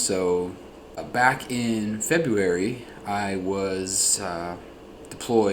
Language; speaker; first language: English; native; English